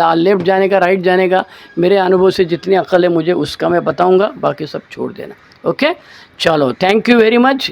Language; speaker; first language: Hindi; non-native, local second language; Marathi